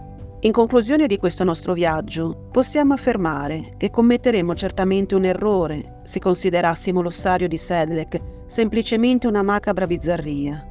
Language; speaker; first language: Italian; native; Italian